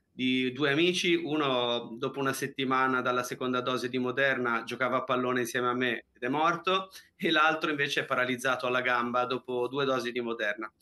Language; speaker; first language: Italian; native; Italian